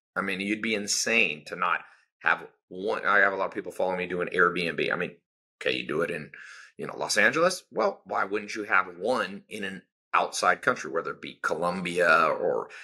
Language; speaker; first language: English; native; English